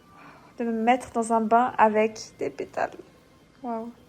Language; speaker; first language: French; native; French